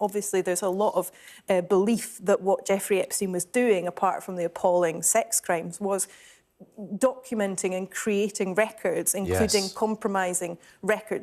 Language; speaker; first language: English; native; English